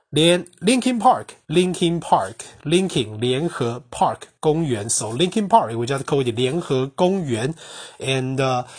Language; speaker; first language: English; non-native, fluent; Chinese